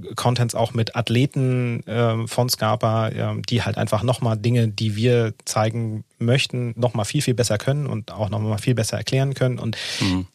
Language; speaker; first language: German; native; German